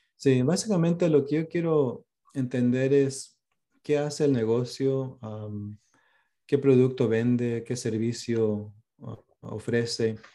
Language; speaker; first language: Spanish; early bilingual, heritage; Spanish